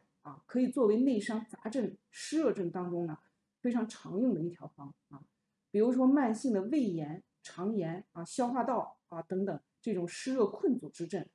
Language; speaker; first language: Chinese; native; Chinese